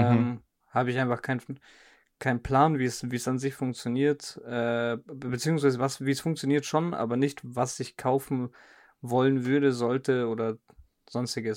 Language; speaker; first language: German; native; German